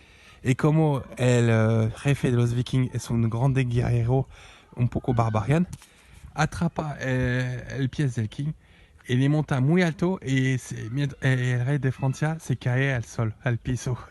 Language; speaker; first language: Spanish; non-native, learner; French